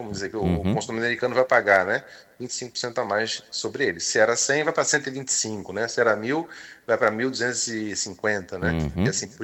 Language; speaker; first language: Portuguese; native; Portuguese